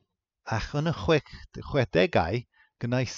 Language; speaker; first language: Welsh; non-native, fluent; English